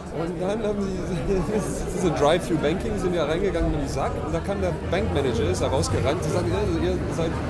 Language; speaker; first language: German; non-native, fluent; English